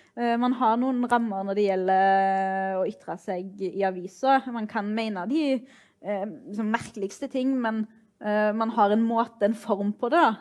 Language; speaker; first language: Norwegian; early bilingual, other home language; Arabic